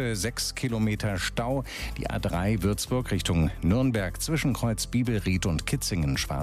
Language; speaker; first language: German; native; German